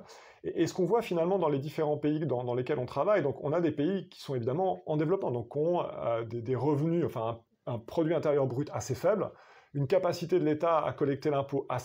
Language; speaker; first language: French; native; French